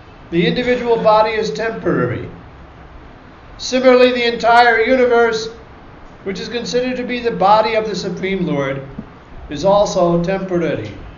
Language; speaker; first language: English; native; English